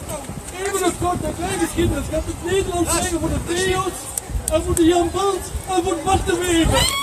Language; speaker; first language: Dutch; early bilingual, other home language; Riffian